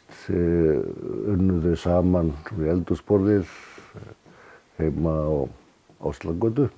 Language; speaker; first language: Icelandic; native; Icelandic